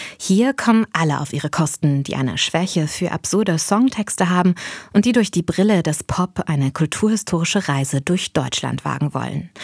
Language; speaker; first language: German; native; German